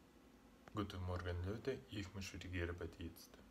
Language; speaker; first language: German; non-native, learner; Russian